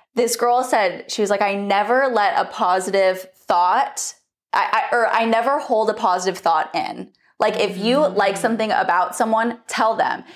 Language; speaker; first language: English; native; English